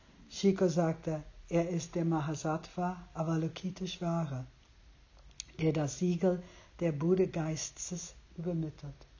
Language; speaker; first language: German; non-native, fluent; English